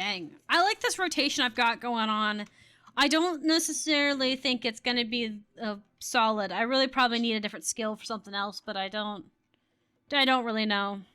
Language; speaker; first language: English; native; English